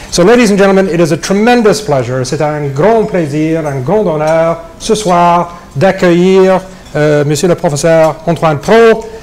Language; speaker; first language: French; non-native, fluent; English